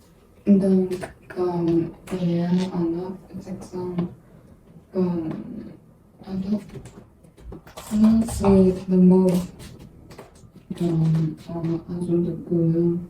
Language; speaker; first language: French; non-native, learner; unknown